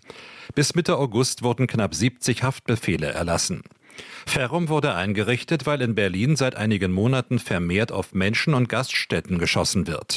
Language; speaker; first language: German; native; German